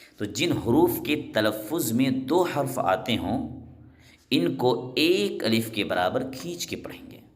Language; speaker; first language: Urdu; native; Urdu